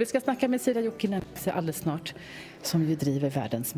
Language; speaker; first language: Swedish; native; Swedish